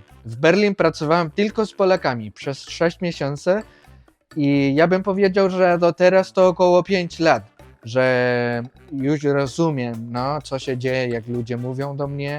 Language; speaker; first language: Polish; non-native, fluent; Spanish